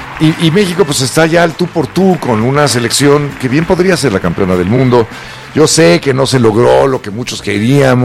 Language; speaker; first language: Spanish; native; Spanish